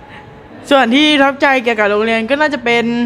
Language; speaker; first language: Thai; native; Thai